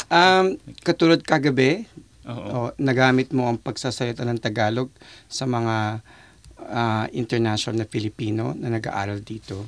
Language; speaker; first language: Filipino; native; Filipino